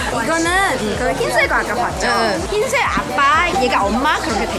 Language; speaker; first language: Korean; non-native, fluent; Chinese